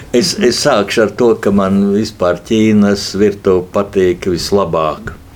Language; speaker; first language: Latvian; native; Latvian